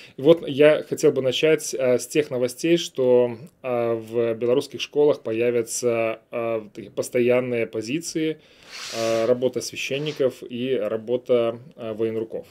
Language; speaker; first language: Russian; native; Russian